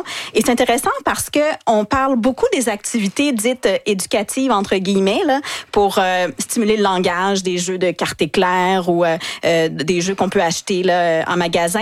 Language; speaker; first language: French; native; French